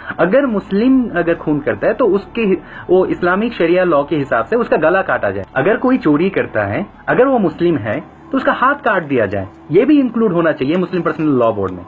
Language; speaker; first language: Hindi; non-native, fluent; Bangla